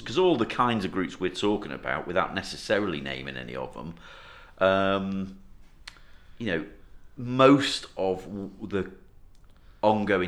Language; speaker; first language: English; native; English